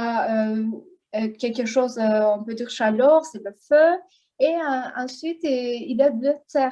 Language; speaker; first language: French; non-native, learner; Azerbaijani